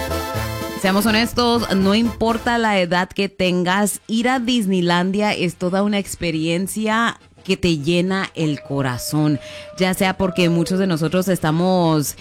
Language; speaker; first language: Spanish; native; Spanish